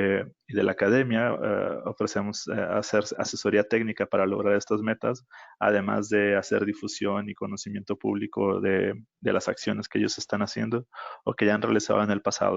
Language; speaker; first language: Spanish; native; Spanish